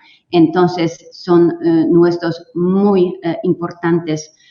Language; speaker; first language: Spanish; non-native, fluent; Polish